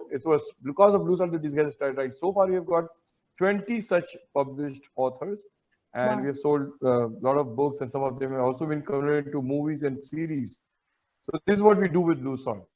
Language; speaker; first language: English; non-native, local second language; Hindi